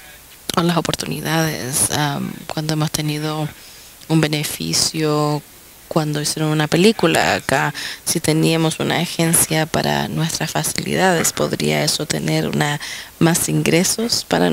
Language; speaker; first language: Spanish; non-native, fluent; English